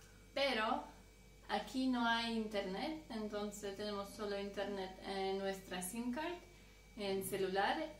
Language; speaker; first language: Spanish; non-native, fluent; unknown